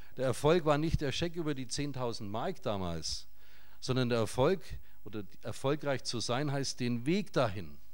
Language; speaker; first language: German; native; German